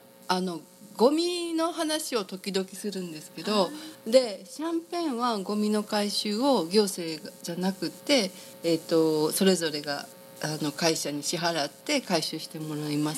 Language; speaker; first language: Japanese; native; Japanese